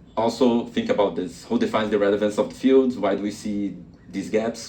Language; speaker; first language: English; non-native, fluent; Portuguese